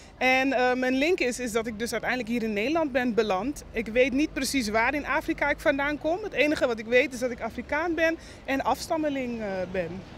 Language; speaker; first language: Dutch; non-native, local second language; Papiamento